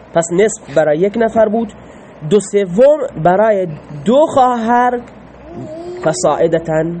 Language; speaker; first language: Persian; non-native, local second language; Baluchi